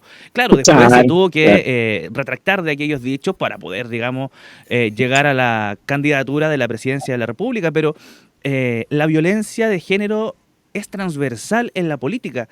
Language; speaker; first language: Spanish; native; Spanish